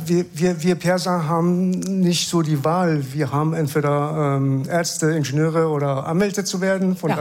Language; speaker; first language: German; early bilingual, other home language; Persian